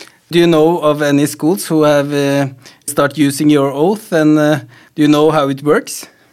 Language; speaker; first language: English; non-native, fluent; Norwegian